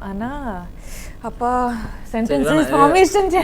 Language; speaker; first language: Tamil; non-native, learner; Kannada